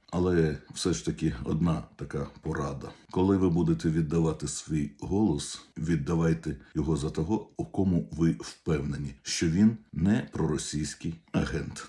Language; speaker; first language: Ukrainian; non-native, local second language; Russian